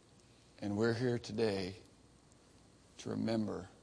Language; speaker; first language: English; native; English